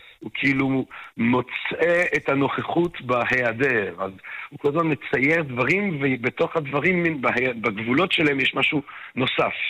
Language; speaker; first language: Hebrew; non-native, fluent; French